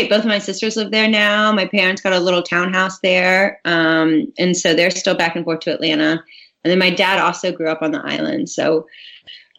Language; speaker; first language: English; native; English